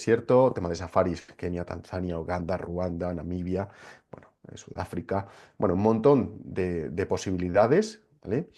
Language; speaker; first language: Spanish; native; Spanish